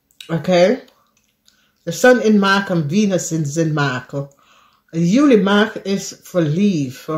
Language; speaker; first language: Dutch; non-native, learner; English